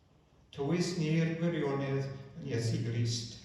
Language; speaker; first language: Welsh; native; Welsh